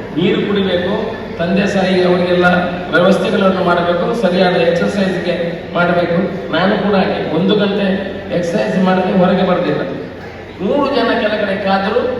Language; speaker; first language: Kannada; native; Kannada